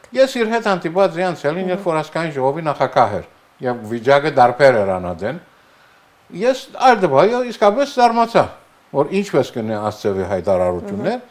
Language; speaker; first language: Armenian; early bilingual, heritage; Armenian